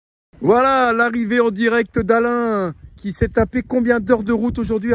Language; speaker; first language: French; native; French